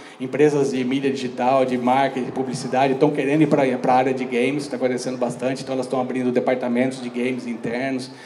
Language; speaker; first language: Portuguese; native; Portuguese